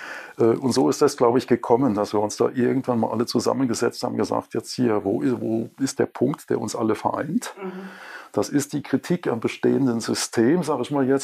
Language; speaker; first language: German; native; German